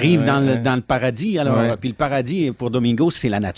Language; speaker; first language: French; native; French